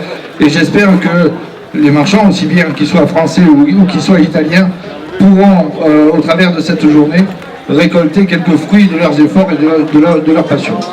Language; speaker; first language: French; native; French